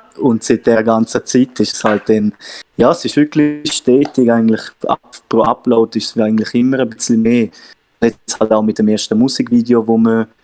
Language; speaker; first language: German; native; German